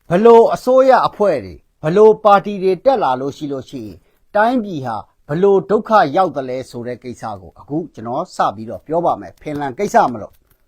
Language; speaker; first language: Burmese; non-native, local second language; Kachin